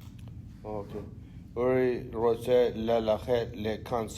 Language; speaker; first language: Hebrew; non-native, learner; English